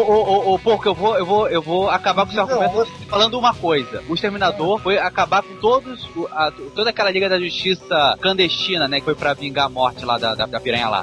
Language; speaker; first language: Portuguese; native; Portuguese